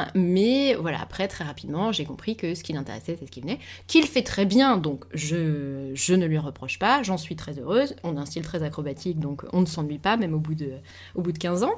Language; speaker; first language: French; native; French